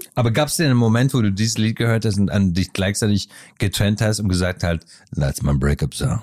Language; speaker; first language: German; non-native, fluent; English